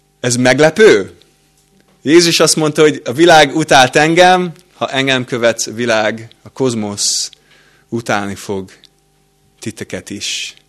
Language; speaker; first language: Hungarian; non-native, fluent; English